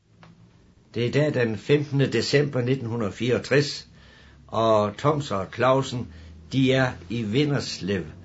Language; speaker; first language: Danish; native; Danish